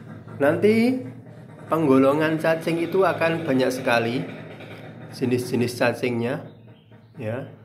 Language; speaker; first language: Indonesian; native; Indonesian